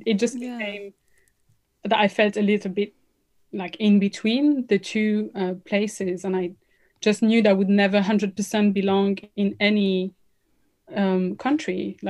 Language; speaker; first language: English; non-native, fluent; French